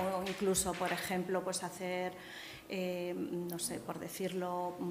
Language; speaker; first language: Spanish; native; Spanish